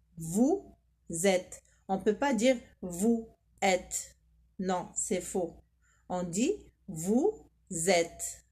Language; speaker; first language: French; non-native, local second language; Arabic